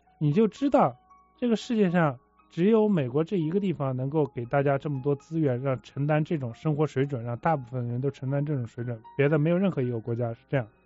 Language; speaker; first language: Chinese; native; Chinese